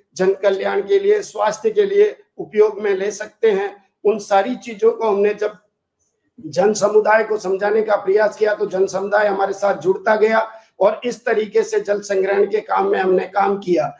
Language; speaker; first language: Hindi; native; Hindi